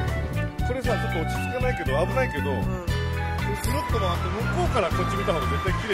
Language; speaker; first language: Japanese; native; Japanese